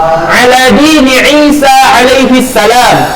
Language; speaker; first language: Arabic; non-native, fluent; Indonesian